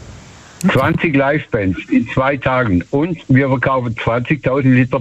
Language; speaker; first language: German; native; German